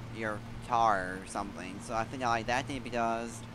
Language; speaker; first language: English; native; English